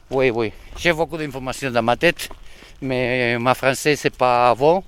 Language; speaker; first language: French; non-native, learner; Basque